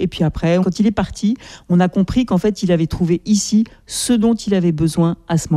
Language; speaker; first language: French; native; French